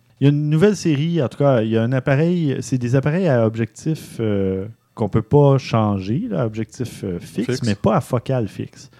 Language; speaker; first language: French; native; French